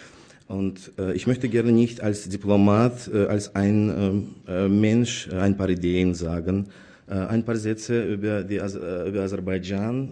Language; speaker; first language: German; non-native, fluent; Azerbaijani